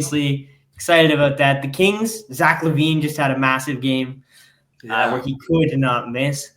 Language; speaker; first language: English; native; English